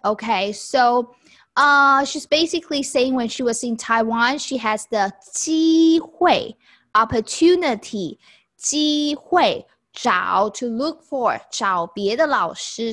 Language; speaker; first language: English; non-native, fluent; Chinese